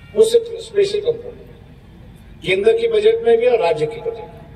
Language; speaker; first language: Hindi; non-native, local second language; Marathi